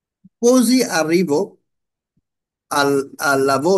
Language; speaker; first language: Italian; non-native, learner; Bangla